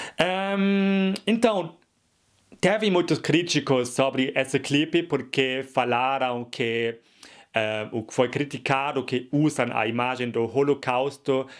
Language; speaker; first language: Portuguese; non-native, fluent; German